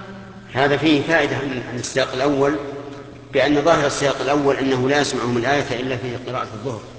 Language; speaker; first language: Arabic; native; Arabic